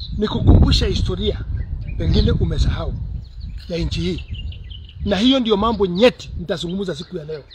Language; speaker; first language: Swahili; native; Swahili